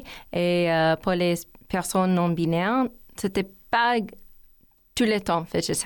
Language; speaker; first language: French; non-native, learner; English